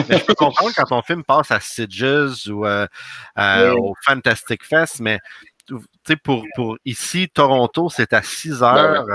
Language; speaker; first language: French; native; French